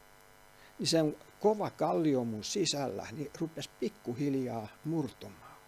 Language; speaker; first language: Finnish; native; Finnish